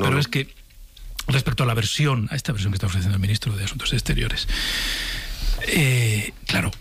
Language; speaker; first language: Spanish; native; Spanish